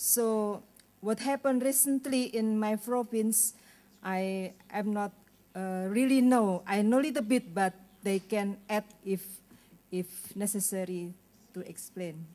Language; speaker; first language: English; non-native, learner; Indonesian